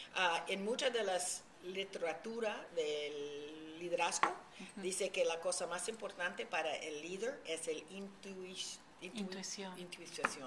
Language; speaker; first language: Spanish; early bilingual, heritage; Spanish